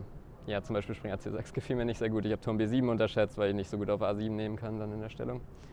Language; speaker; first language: German; native; German